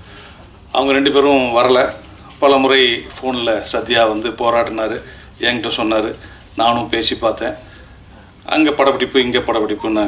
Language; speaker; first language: Tamil; native; Tamil